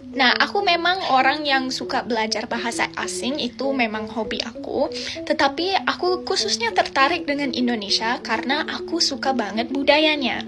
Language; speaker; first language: Indonesian; non-native, fluent; English